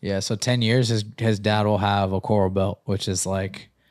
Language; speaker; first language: English; early bilingual, other home language; Spanish